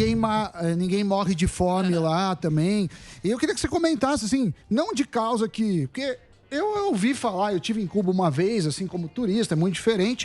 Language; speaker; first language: Portuguese; native; Portuguese